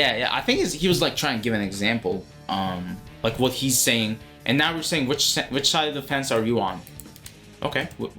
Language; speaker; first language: English; native; English